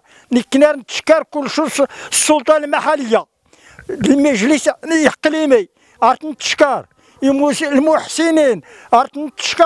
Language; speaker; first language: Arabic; non-native, local second language; Tachelhit